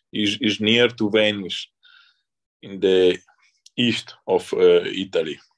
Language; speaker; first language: English; non-native, learner; Italian